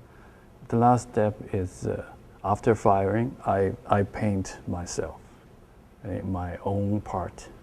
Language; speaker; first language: English; non-native, learner; Chinese